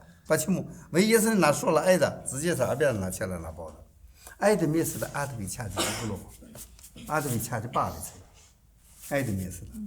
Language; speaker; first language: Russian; non-native, learner; Chinese